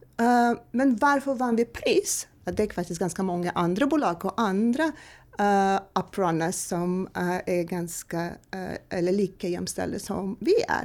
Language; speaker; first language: Swedish; non-native, fluent; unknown